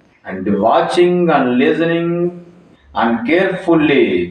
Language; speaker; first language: English; non-native, local second language; Telugu